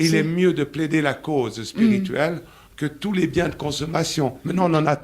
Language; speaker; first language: French; native; French